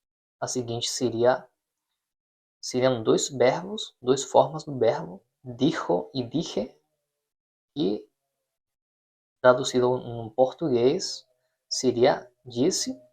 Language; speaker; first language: Portuguese; non-native, fluent; Spanish